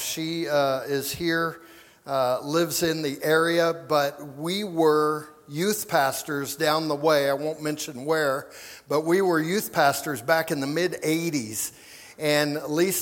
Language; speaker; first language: English; native; English